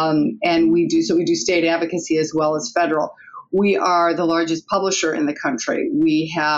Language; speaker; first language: English; native; English